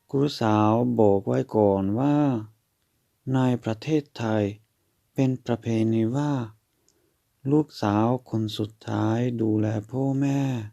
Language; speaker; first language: Thai; non-native, fluent; Hungarian